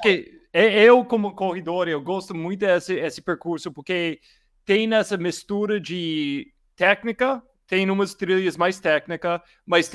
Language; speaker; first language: Portuguese; non-native, learner; English